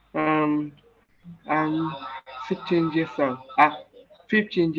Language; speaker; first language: English; non-native, learner; Vietnamese